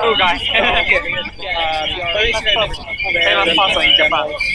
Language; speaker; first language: English; non-native, learner; Japanese